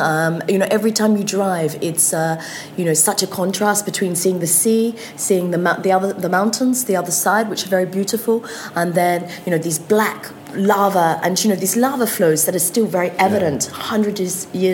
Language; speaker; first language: English; native; English